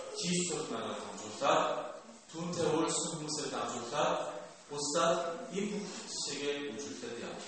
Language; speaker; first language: Mongolian; non-native, fluent; Korean